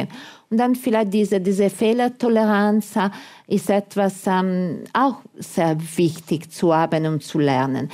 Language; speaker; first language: German; non-native, fluent; Italian